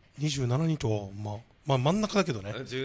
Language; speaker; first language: Japanese; native; Japanese